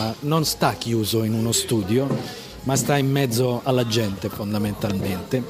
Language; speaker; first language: Italian; native; Italian